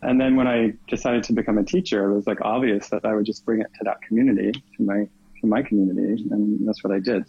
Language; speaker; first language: English; native; English